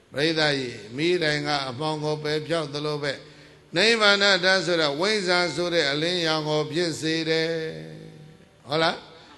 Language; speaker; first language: Burmese; native; Burmese